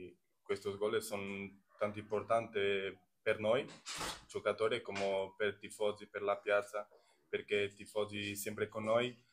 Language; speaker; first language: Italian; non-native, learner; Portuguese